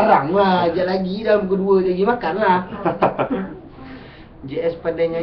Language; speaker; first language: Malay; native; Malay